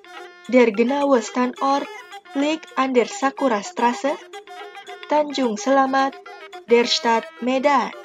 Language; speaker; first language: German; non-native, fluent; Indonesian